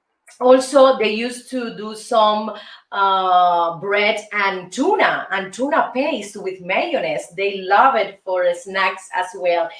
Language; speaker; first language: English; non-native, fluent; Spanish